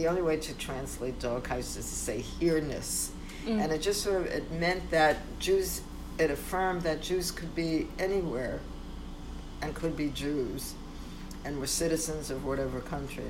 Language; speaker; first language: English; early bilingual, other home language; Polish